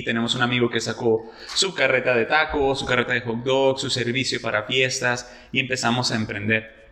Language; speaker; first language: Spanish; native; Spanish